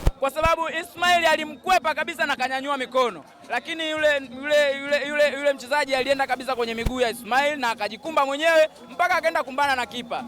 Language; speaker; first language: Swahili; native; Swahili